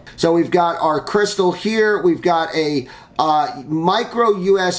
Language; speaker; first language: English; native; English